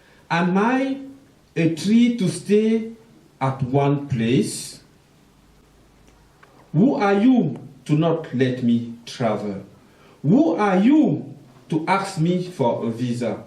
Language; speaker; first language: English; non-native, local second language; French